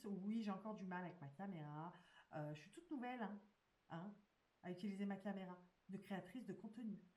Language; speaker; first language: French; native; French